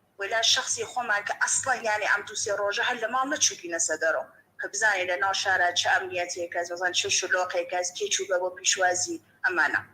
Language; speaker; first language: Central Kurdish; native; Central Kurdish